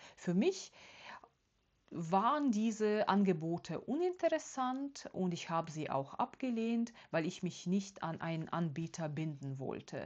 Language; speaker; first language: German; non-native, fluent; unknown